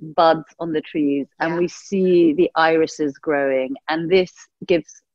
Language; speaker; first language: English; early bilingual, other home language; Persian